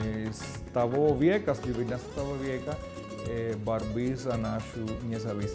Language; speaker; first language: Russian; non-native, fluent; Spanish